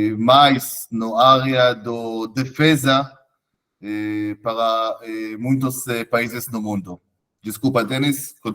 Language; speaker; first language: Portuguese; non-native, fluent; Hebrew